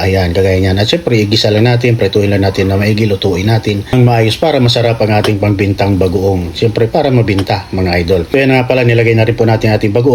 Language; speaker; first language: Filipino; native; Filipino